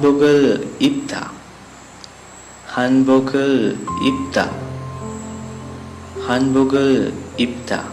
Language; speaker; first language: Korean; non-native, fluent; Sinhala